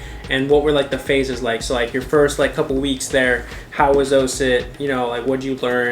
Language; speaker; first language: English; native; English